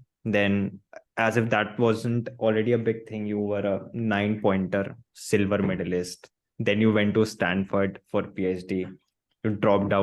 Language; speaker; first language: English; non-native, local second language; Hindi